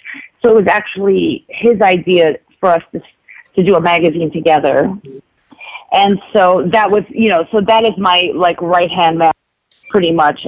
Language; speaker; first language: English; non-native, local second language; Filipino